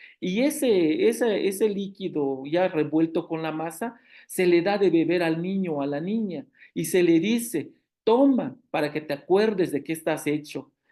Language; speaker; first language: Spanish; non-native, local second language; Zapotec